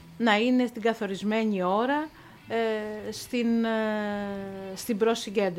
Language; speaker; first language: Greek; native; Greek